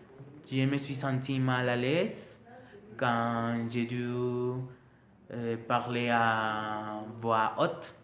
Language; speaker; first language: French; non-native, learner; Spanish